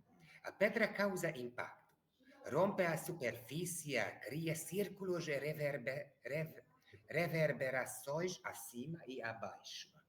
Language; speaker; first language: Portuguese; non-native, learner; Hungarian